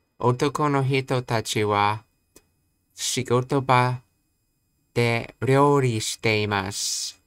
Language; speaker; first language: Japanese; non-native, learner; English